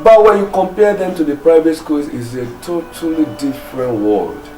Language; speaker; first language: English; non-native, local second language; Yoruba